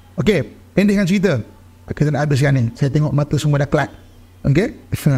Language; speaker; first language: Malay; native; Malay